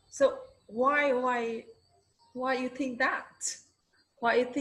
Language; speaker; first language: English; non-native, learner; Vietnamese